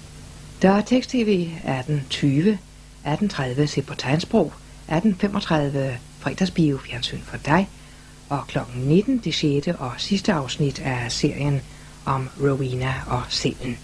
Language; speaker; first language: Danish; native; Danish